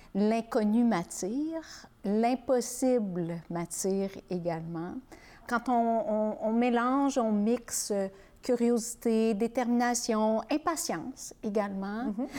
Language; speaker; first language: French; native; French